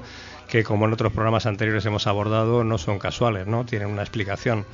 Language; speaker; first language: Spanish; native; Spanish